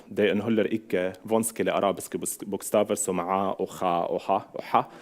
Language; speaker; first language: Norwegian; non-native, fluent; Arabic